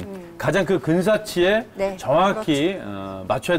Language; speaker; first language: Korean; native; Korean